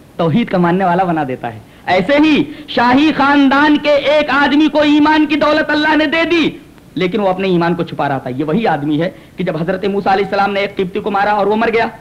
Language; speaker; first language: Urdu; native; Urdu